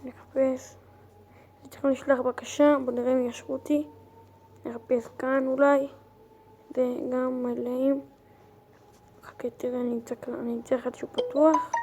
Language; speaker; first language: Hebrew; native; Hebrew